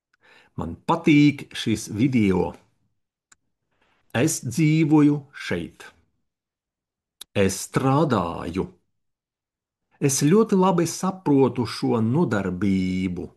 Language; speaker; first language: Latvian; non-native, learner; Russian